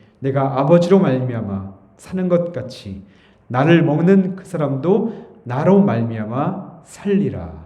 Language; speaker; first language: Korean; native; Korean